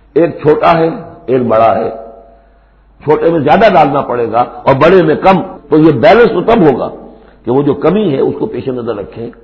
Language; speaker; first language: Urdu; native; Urdu